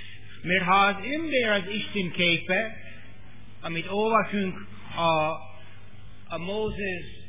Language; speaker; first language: Hungarian; non-native, learner; English